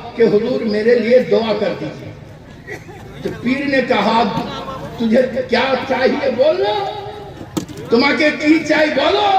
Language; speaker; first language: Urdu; non-native, local second language; Bangla